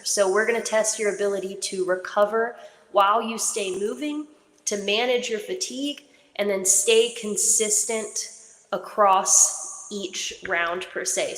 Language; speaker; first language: English; native; English